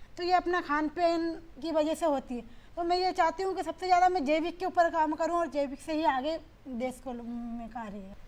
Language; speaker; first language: Hindi; native; Hindi